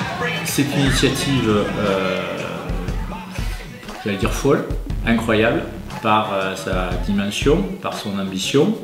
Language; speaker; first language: French; native; French